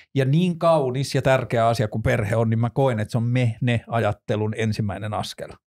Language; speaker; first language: Finnish; native; Finnish